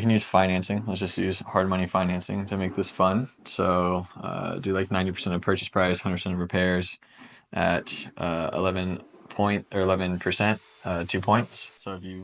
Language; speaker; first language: English; native; English